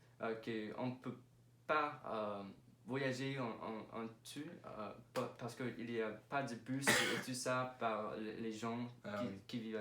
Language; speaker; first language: French; non-native, learner; English